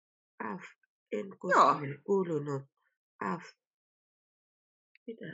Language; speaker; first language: Finnish; non-native, learner; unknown